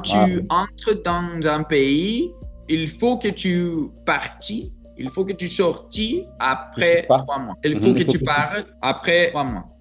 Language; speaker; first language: French; non-native, learner; Greek